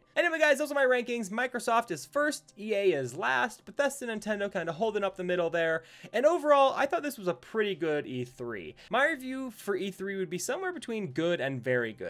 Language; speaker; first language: English; native; English